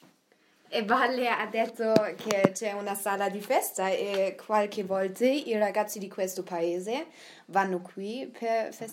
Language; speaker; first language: Italian; non-native, learner; German